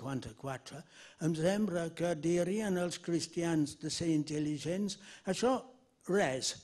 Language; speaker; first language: Catalan; non-native, fluent; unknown